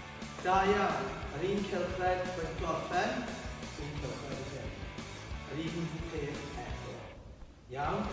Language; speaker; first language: Welsh; non-native, local second language; English